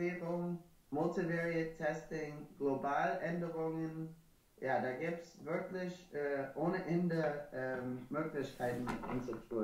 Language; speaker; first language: German; non-native, learner; English